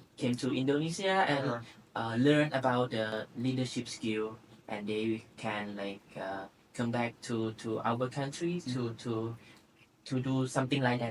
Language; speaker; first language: English; non-native, learner; Thai